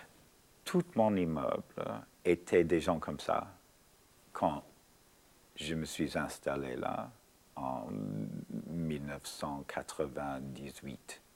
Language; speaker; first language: French; non-native, fluent; English